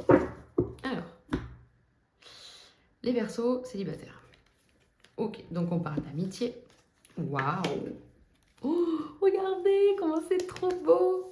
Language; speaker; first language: French; native; French